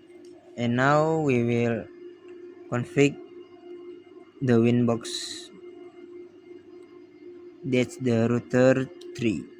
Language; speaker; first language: English; non-native, learner; Indonesian